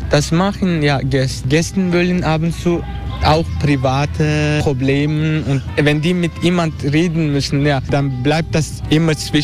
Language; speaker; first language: German; non-native, learner; Turkish